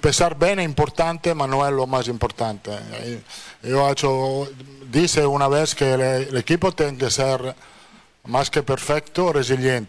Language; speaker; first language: Portuguese; non-native, fluent; Italian